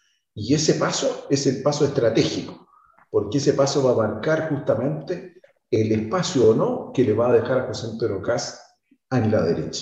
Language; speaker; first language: Spanish; native; Spanish